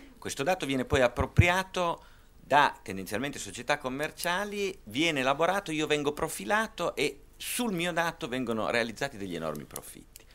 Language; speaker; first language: Italian; native; Italian